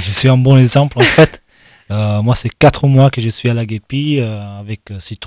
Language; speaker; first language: French; non-native, fluent; Italian